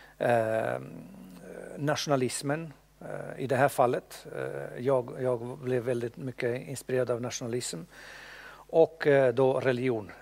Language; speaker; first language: Swedish; non-native, fluent; Bosnian